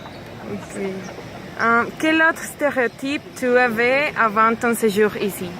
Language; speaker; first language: French; non-native, learner; Spanish